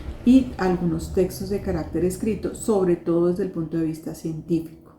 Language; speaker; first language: Spanish; native; Spanish